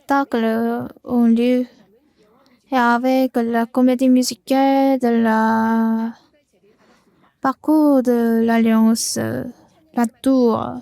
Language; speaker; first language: French; non-native, learner; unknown